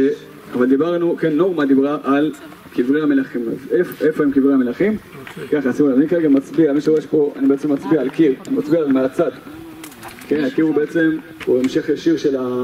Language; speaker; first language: Hebrew; native; Hebrew